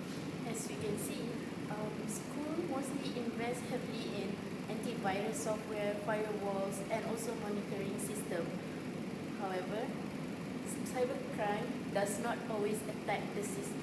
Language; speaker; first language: English; non-native, local second language; Malay